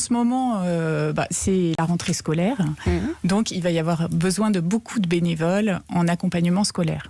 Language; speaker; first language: French; native; French